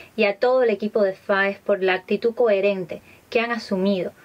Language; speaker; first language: Spanish; native; Spanish